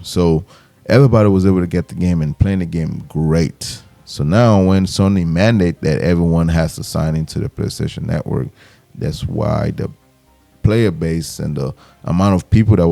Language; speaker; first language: English; native; English